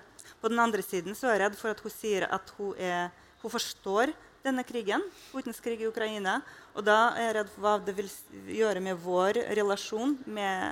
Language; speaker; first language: Norwegian; non-native, fluent; Russian